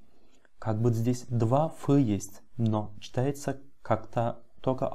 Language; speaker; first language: Russian; non-native, fluent; Turkish